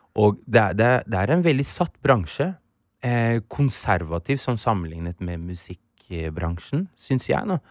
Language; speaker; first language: Norwegian; early bilingual, other home language; Swahili